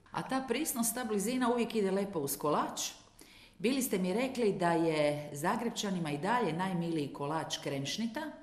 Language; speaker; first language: Croatian; native; Croatian